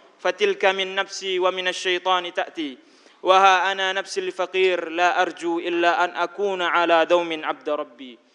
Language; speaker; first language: Arabic; non-native, fluent; Indonesian